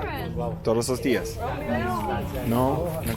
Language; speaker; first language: Spanish; non-native, learner; English